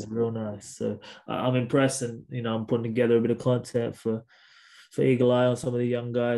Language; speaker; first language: English; native; English